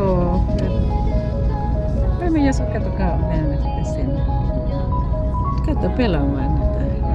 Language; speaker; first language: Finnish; non-native, learner; Bikol